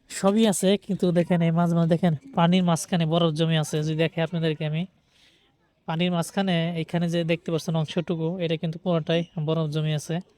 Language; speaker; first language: Bangla; native; Bangla